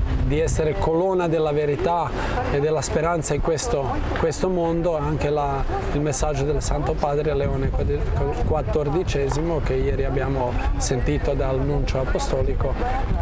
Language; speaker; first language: Italian; non-native, fluent; Croatian